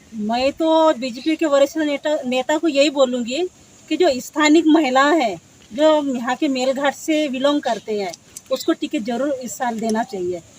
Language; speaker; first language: Hindi; non-native, local second language; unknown